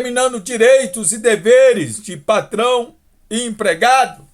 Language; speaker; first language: Portuguese; native; Portuguese